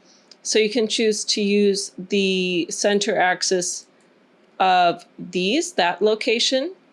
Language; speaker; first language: English; native; English